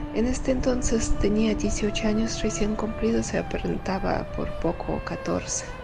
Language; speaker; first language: Spanish; non-native, fluent; Russian